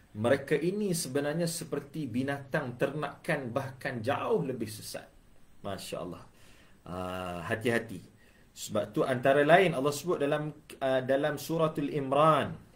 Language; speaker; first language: Malay; native; Malay